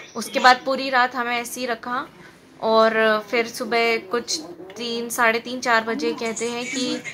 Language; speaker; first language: Hindi; native; Hindi